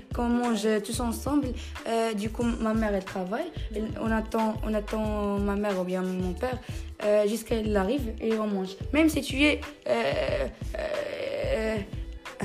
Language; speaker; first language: French; non-native, learner; Tachelhit